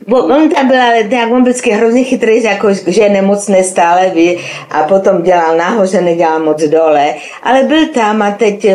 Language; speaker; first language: Czech; non-native, local second language; Slovak